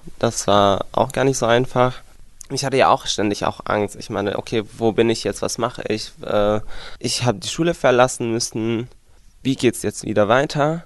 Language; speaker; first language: German; non-native, fluent; Arabic